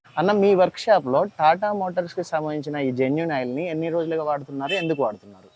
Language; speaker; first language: Telugu; native; Telugu